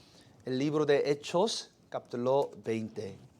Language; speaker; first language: Spanish; non-native, fluent; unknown